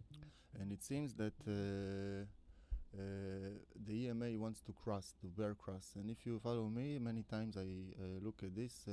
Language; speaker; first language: English; non-native, fluent; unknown